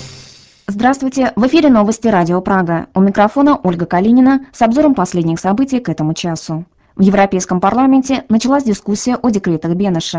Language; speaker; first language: Russian; native; Russian